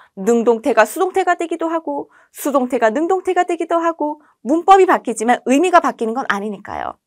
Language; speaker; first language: Korean; native; Korean